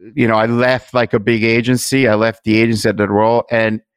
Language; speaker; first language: English; non-native, fluent; Italian